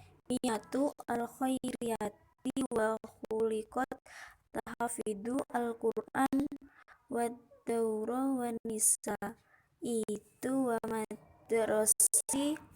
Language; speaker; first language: Arabic; non-native, learner; Indonesian